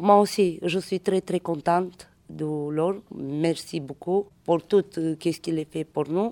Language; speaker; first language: French; non-native, learner; Romanian